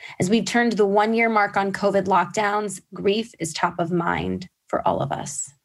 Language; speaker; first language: English; native; English